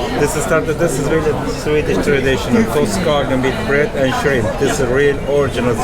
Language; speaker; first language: English; non-native, learner; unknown